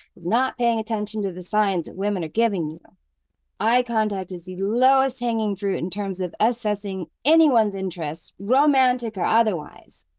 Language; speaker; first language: English; native; English